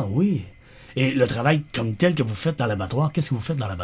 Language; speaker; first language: French; native; French